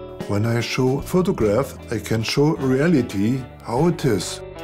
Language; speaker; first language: English; non-native, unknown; German